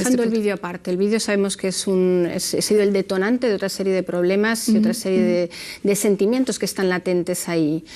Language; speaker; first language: Spanish; native; Spanish